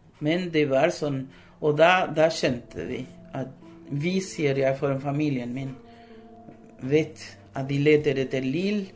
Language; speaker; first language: Norwegian; early bilingual, other home language; Spanish